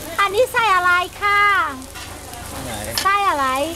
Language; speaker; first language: Thai; non-native, learner; English